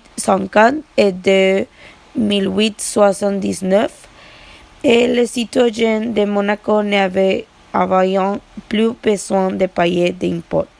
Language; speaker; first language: French; non-native, learner; Spanish